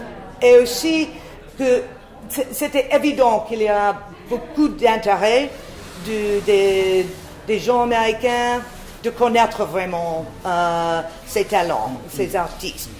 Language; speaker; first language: French; non-native, fluent; English